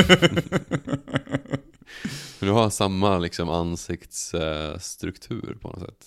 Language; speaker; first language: Swedish; native; Swedish